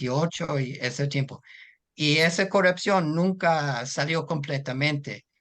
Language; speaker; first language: Spanish; non-native, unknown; English